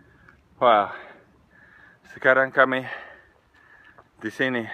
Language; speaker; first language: Indonesian; non-native, fluent; English